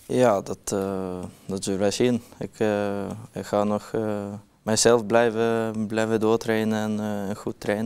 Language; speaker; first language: Dutch; non-native, learner; Norwegian